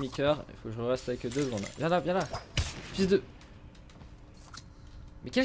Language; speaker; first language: French; native; French